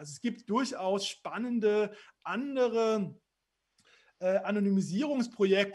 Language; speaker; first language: German; native; German